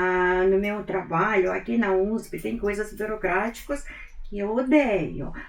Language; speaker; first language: Portuguese; non-native, fluent; Russian